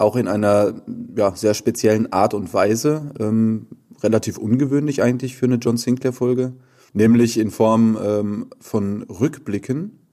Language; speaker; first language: German; native; German